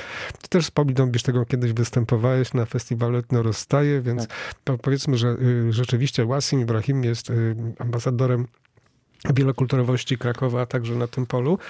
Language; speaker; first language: Polish; native; Polish